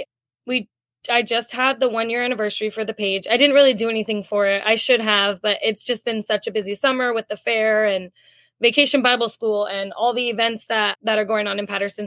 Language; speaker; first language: English; native; English